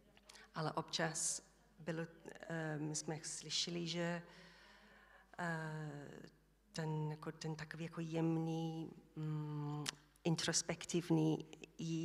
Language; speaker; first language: Czech; non-native, learner; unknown